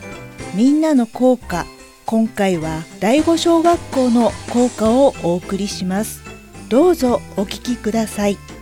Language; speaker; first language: Japanese; native; Japanese